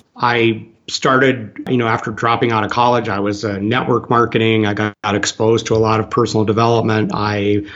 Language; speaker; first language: English; native; English